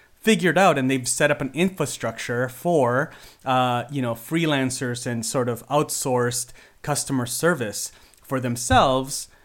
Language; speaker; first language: English; early bilingual, other home language; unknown